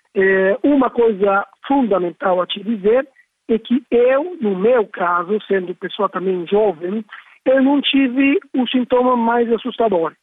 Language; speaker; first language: Portuguese; non-native, fluent; Italian